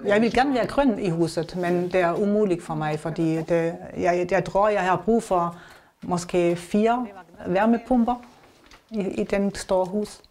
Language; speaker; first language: Danish; non-native, learner; German